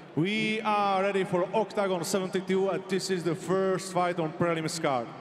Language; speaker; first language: English; non-native, fluent; Czech